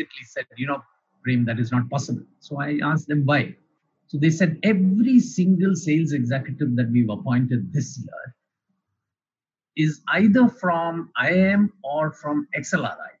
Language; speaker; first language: English; non-native, local second language; Malayalam